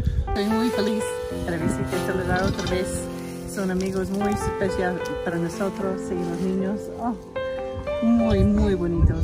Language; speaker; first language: Spanish; non-native, learner; English